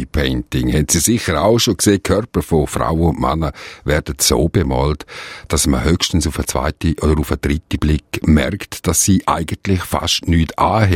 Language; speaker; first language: German; native; German